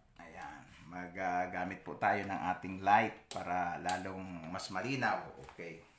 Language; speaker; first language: Filipino; non-native, local second language; Bikol